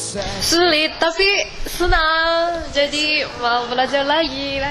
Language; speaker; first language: Indonesian; non-native, learner; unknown